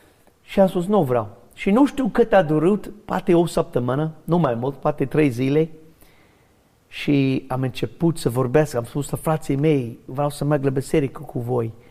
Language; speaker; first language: Romanian; non-native, learner; English